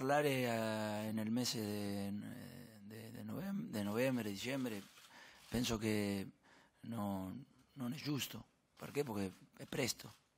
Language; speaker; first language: Italian; non-native, fluent; Spanish